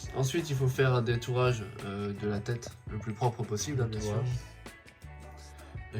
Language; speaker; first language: French; native; French